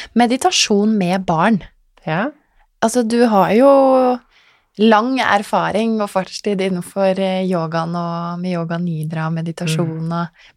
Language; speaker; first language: Norwegian; native; Norwegian